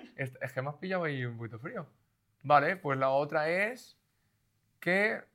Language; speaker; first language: Spanish; native; Spanish